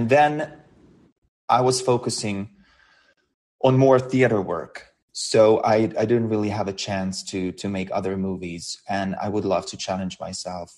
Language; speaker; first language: English; non-native, fluent; Hungarian